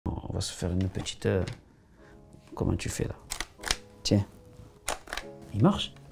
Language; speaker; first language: French; native; French